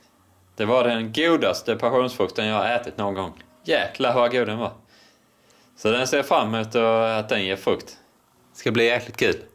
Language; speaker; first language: Swedish; native; Swedish